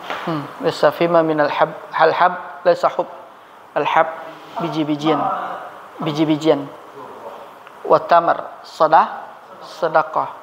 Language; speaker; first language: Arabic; non-native, fluent; Indonesian